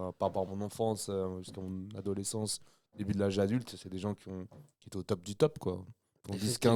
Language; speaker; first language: French; native; French